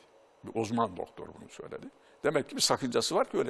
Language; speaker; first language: Turkish; native; Turkish